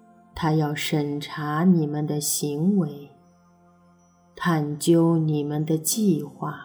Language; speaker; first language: Chinese; native; Chinese